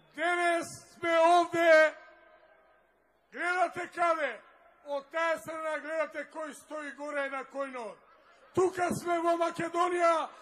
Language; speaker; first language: Macedonian; non-native, local second language; Romany